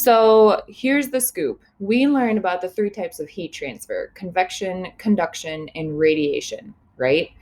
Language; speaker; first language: English; native; English